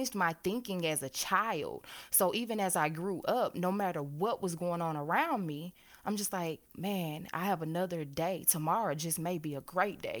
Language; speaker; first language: English; native; English